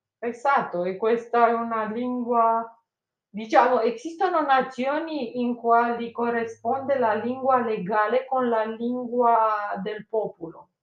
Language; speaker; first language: Italian; non-native, fluent; Romanian